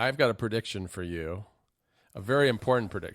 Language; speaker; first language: English; native; English